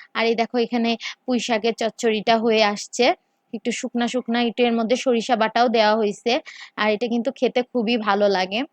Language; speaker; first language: Bangla; native; Bangla